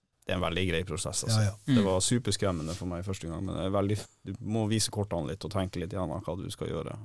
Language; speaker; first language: Norwegian; native; Norwegian